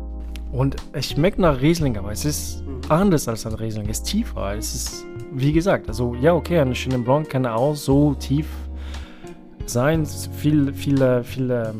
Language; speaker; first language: German; non-native, fluent; French